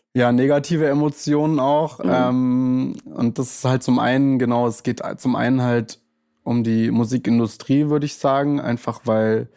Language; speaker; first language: German; native; German